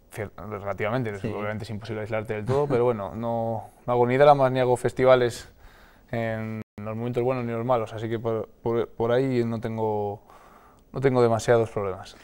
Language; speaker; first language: Spanish; native; Spanish